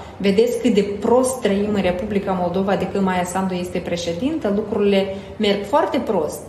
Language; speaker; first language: Romanian; native; Romanian